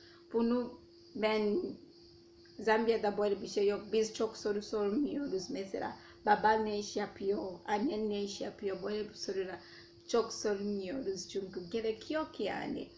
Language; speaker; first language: Turkish; non-native, fluent; Nyanja